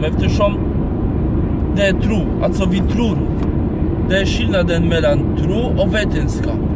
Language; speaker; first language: Swedish; non-native, fluent; Polish